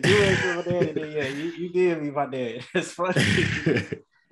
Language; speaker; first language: English; native; English